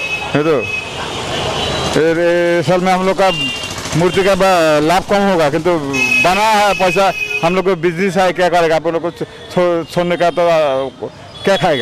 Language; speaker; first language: Hindi; non-native, local second language; Bangla